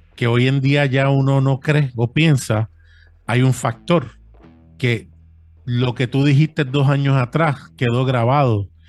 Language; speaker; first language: Spanish; early bilingual, heritage; Spanish